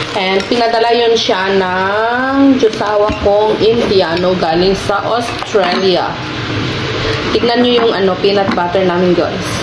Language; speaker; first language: Filipino; non-native, local second language; Iloko